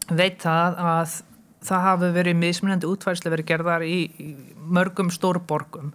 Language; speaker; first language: Icelandic; early bilingual, heritage; Icelandic